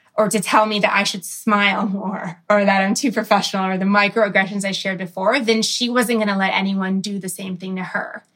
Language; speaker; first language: English; early bilingual, other home language; Arabic